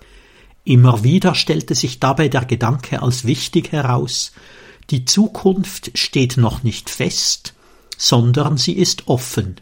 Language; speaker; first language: German; native; German